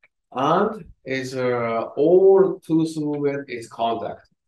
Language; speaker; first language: English; non-native, learner; Japanese